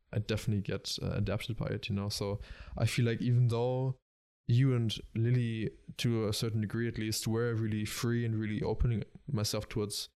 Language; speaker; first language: English; early bilingual, other home language; German